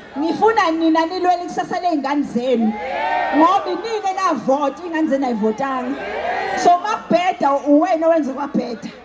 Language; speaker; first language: Zulu; native; Zulu